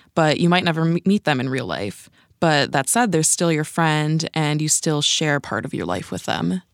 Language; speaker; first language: English; native; English